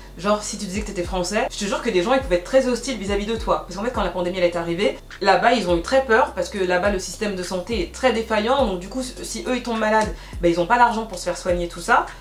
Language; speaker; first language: French; native; French